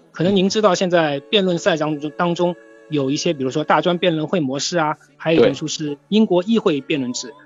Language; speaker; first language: Chinese; native; Chinese